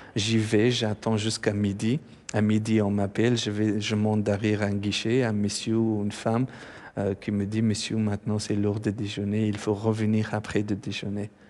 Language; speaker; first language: French; non-native, fluent; Persian